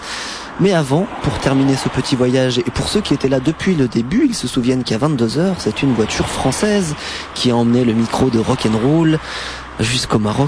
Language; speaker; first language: French; native; French